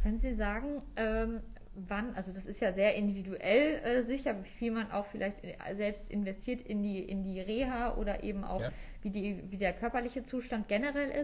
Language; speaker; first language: German; native; German